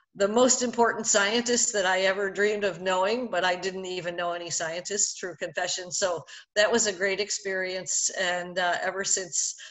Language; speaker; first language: English; native; English